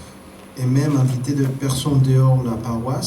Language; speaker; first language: French; non-native, fluent; Spanish